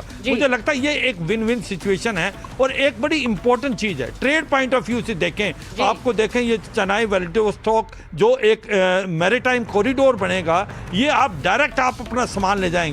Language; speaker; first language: Hindi; native; Hindi